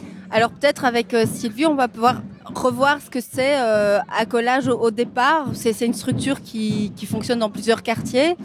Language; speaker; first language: French; native; French